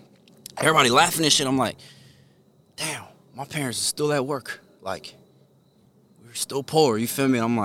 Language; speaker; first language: English; early bilingual, other home language; Korean